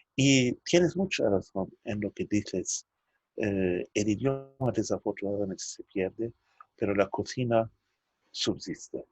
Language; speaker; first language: Spanish; non-native, fluent; Turkish